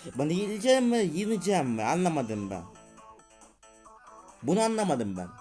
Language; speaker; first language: Turkish; non-native, learner; Russian